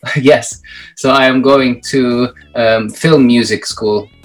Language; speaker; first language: English; non-native, fluent; Belarusian